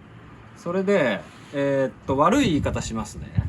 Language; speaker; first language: Japanese; native; Japanese